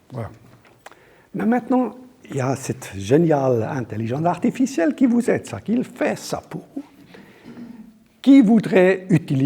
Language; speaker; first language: French; non-native, local second language; German